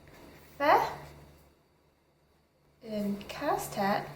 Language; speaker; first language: French; non-native, local second language; English